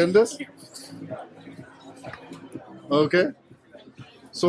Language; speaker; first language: Spanish; non-native, learner; German